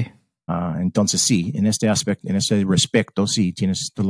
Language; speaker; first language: Spanish; early bilingual, heritage; English